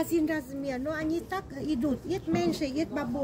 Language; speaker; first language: Russian; non-native, learner; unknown